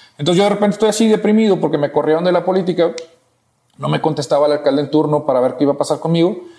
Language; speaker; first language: Spanish; native; Spanish